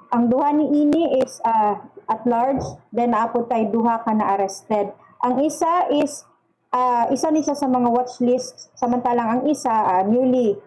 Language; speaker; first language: Cebuano; native; Cebuano